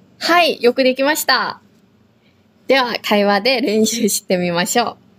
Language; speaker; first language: Japanese; non-native, fluent; Korean